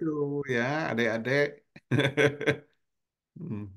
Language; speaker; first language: Indonesian; native; Indonesian